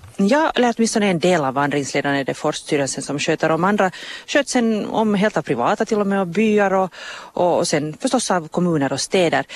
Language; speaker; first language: Swedish; native; Swedish